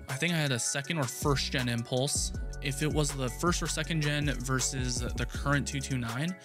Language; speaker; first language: English; native; English